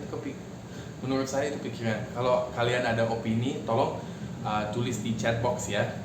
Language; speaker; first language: Indonesian; non-native, fluent; English